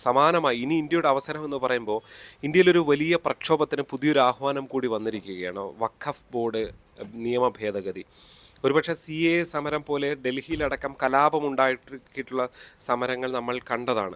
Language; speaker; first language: Malayalam; native; Malayalam